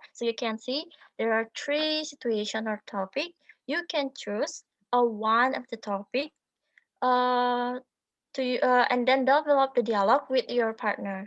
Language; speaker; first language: English; non-native, learner; Indonesian